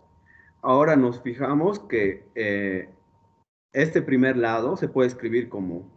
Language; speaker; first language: Spanish; native; Spanish